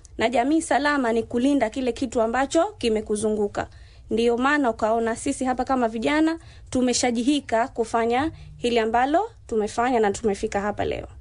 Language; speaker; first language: Swahili; native; Swahili